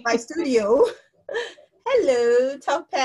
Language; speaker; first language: English; non-native, local second language; Yoruba